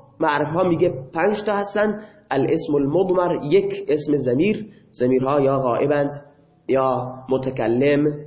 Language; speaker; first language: Persian; non-native, local second language; Baluchi